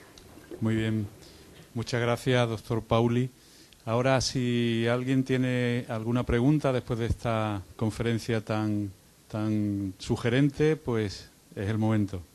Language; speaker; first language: Spanish; native; Spanish